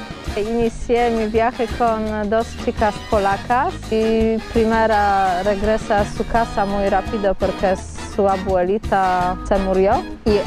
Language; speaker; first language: Spanish; non-native, learner; Polish